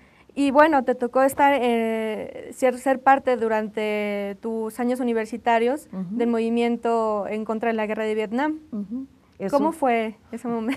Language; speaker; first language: Spanish; native; Spanish